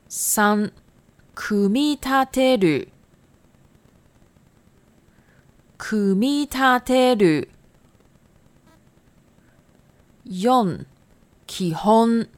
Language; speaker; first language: Japanese; non-native, fluent; Chinese